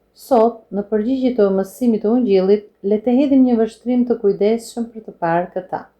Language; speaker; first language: Albanian; non-native, fluent; English